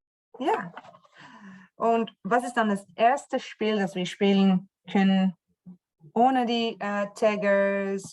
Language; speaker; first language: German; non-native, learner; Dutch